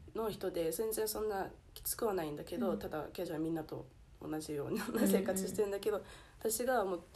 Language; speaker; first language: Japanese; early bilingual, heritage; Japanese